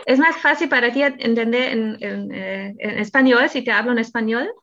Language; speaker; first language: Spanish; non-native, fluent; German